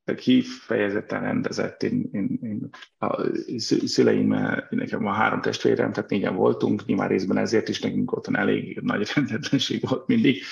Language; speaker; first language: Hungarian; native; Hungarian